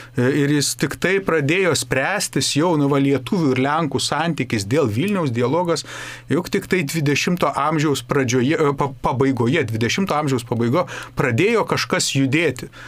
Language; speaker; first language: Lithuanian; native; Lithuanian